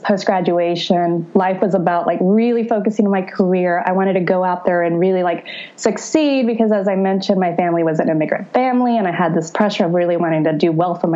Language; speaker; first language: English; native; English